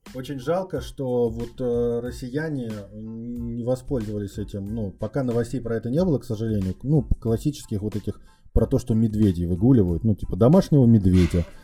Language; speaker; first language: Russian; native; Russian